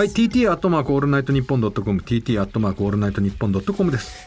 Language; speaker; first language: Japanese; native; Japanese